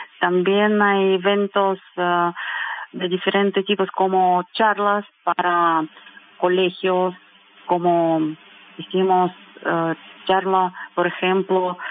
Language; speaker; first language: Spanish; non-native, fluent; Russian